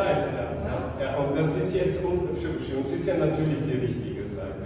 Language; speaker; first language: German; non-native, fluent; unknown